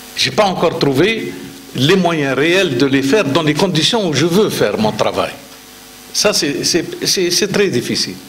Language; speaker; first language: French; non-native, local second language; Arabic